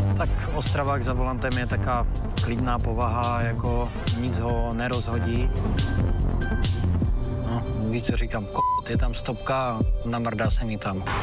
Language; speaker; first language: Czech; native; Czech